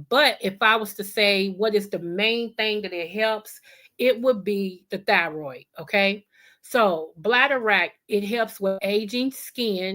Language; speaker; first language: English; native; English